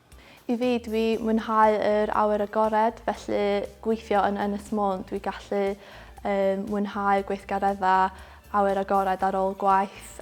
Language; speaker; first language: Welsh; non-native, local second language; English